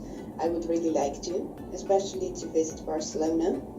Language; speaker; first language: English; non-native, fluent; Bosnian